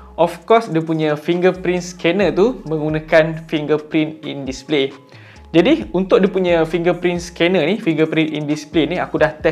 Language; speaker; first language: Malay; native; Malay